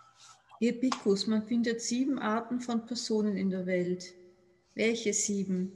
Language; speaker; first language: German; native; German